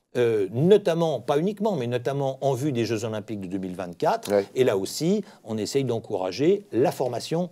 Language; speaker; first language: French; native; French